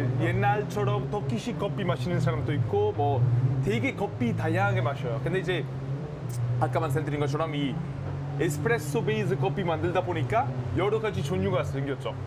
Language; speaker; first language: Korean; non-native, fluent; Italian